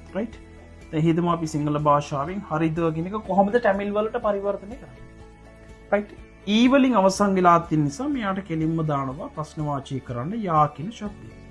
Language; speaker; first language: Sinhala; non-native, local second language; Tamil